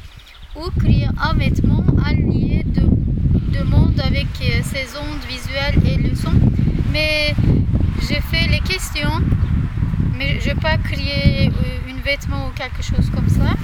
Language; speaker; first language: French; non-native, learner; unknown